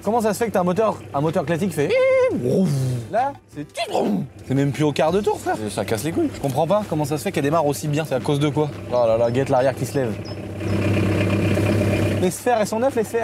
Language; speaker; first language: French; native; French